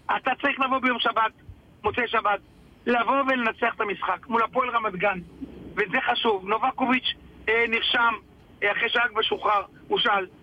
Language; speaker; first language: Hebrew; native; Hebrew